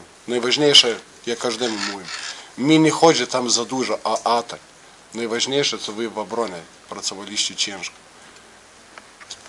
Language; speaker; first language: Polish; non-native, fluent; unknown